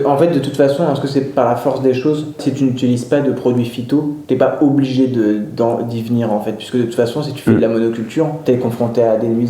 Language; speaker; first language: French; native; French